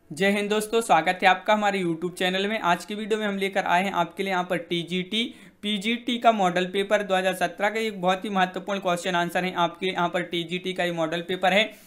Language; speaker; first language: Hindi; native; Hindi